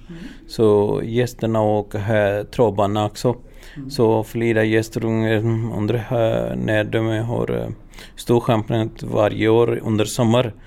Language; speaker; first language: Swedish; non-native, learner; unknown